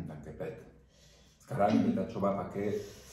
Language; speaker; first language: Indonesian; non-native, learner; French